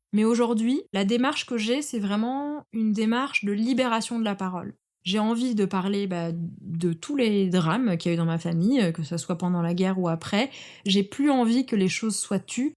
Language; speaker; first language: French; native; French